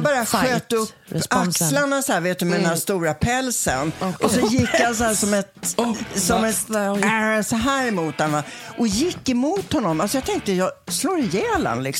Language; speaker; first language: Swedish; native; Swedish